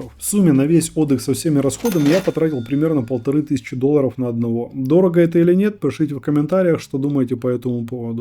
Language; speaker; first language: Russian; native; Russian